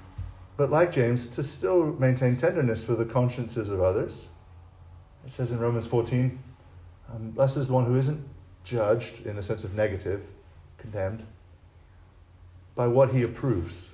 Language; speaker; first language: English; native; English